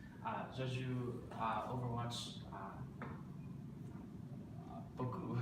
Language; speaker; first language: French; non-native, learner; English